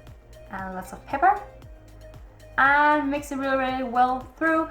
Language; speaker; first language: English; non-native, fluent; Danish